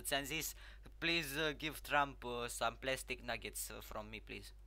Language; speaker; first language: English; non-native, fluent; Romanian